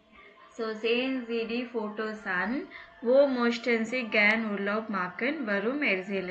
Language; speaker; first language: German; non-native, fluent; Tamil